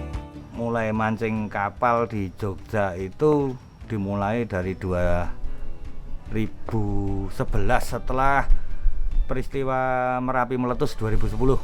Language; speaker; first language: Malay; non-native, local second language; Javanese